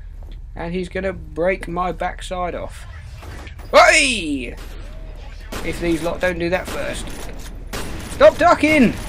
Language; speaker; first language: English; native; English